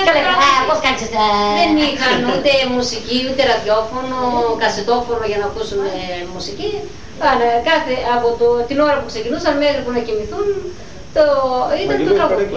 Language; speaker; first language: Greek; native; Greek